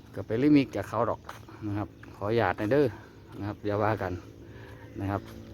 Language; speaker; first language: Thai; native; Thai